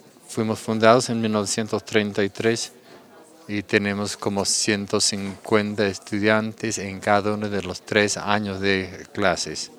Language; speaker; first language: Spanish; non-native, fluent; English